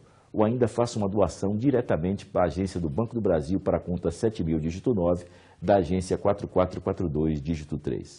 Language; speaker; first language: Portuguese; native; Portuguese